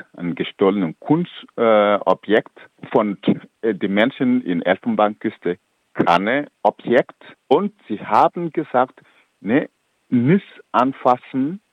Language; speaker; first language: German; non-native, fluent; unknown